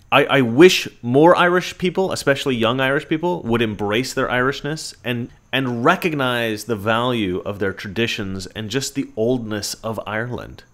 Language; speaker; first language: English; native; English